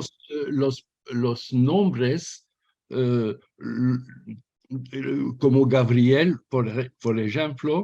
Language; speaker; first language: Spanish; early bilingual, heritage; Ladino